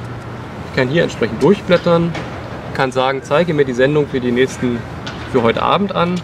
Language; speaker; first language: German; native; German